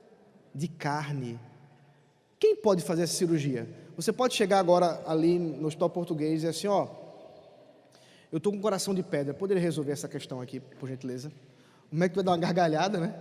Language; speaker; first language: Portuguese; native; Portuguese